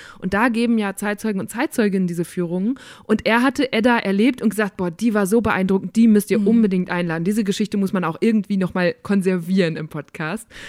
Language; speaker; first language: German; native; German